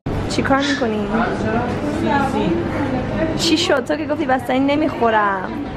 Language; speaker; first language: Persian; early bilingual, heritage; Persian